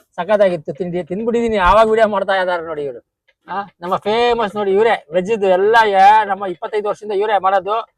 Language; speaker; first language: Kannada; non-native, local second language; Urdu